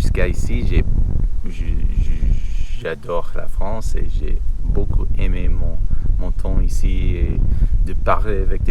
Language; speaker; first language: French; non-native, learner; English